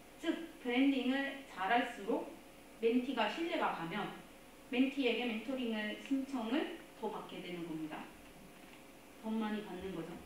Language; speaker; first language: Korean; non-native, fluent; Spanish